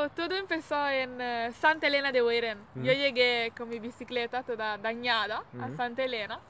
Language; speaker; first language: Spanish; non-native, learner; Italian